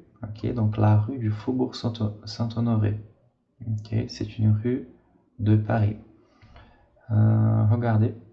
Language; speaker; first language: French; non-native, fluent; Portuguese